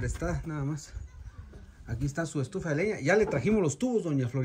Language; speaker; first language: Spanish; native; Spanish